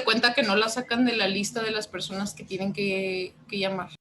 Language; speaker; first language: Spanish; native; Spanish